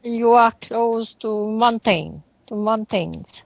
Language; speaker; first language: English; non-native, learner; French